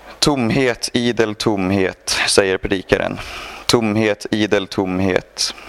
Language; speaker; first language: Swedish; native; Swedish